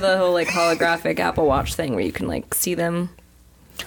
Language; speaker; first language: English; native; English